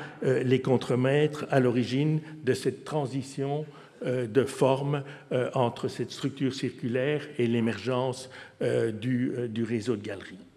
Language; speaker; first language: French; native; French